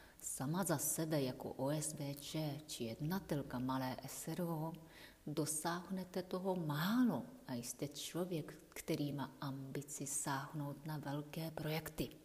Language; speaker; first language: Czech; non-native, fluent; Japanese